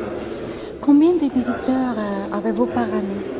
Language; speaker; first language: French; non-native, fluent; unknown